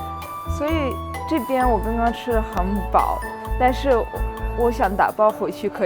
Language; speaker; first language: Chinese; non-native, fluent; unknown